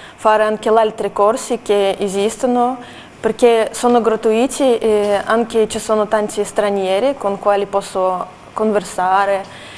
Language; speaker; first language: Italian; non-native, fluent; Russian